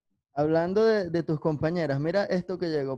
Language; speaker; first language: Spanish; native; Spanish